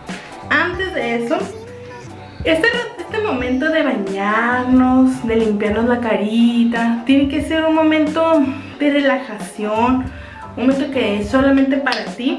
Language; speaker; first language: Spanish; native; Spanish